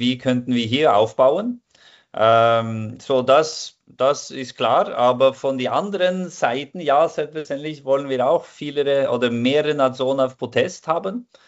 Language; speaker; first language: German; non-native, fluent; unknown